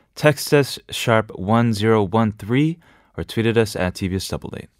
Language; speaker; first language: English; native; English